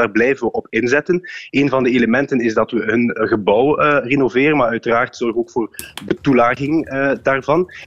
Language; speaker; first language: Dutch; native; Dutch